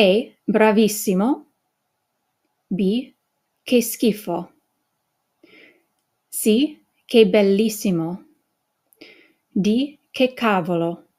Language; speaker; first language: Italian; non-native, fluent; English